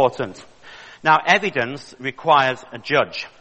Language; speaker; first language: English; native; English